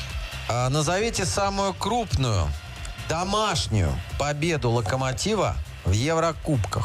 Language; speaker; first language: Russian; native; Russian